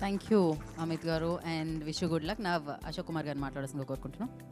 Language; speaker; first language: Telugu; native; Telugu